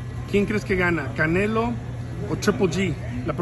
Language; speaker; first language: Spanish; native; Spanish